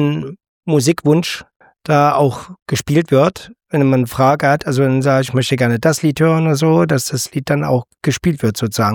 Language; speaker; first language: German; native; German